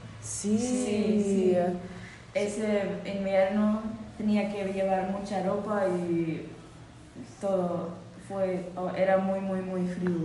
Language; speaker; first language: Spanish; non-native, learner; Swedish